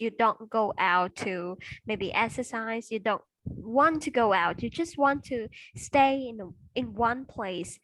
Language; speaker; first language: English; non-native, fluent; Vietnamese